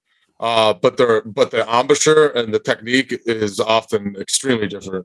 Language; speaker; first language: English; native; English